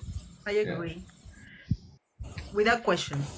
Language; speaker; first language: English; non-native, learner; Spanish